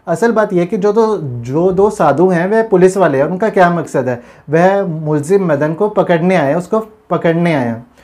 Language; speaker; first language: Hindi; non-native, local second language; Punjabi